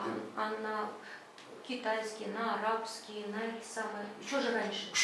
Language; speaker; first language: Russian; native; Russian